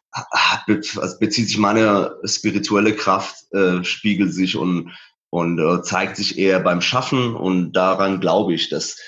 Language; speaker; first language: German; early bilingual, other home language; Persian